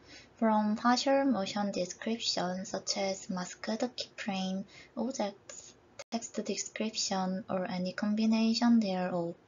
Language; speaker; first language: English; non-native, fluent; Korean